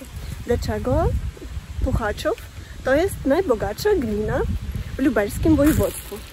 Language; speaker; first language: Polish; non-native, learner; Russian